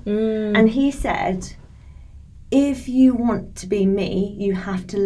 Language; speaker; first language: English; native; English